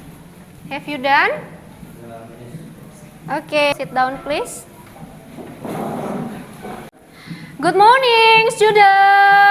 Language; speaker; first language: English; non-native, learner; Indonesian